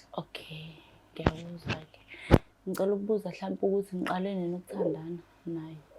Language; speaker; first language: Zulu; native; Zulu